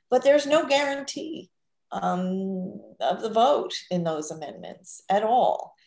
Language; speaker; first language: English; native; English